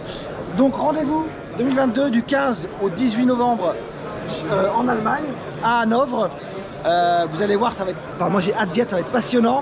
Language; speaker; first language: French; native; French